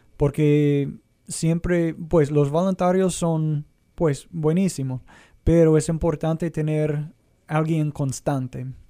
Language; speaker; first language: Spanish; non-native, fluent; English